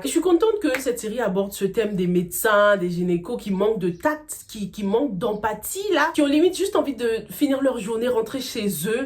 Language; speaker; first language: French; native; French